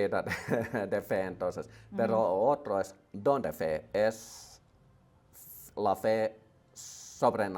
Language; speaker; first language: Spanish; non-native, learner; Finnish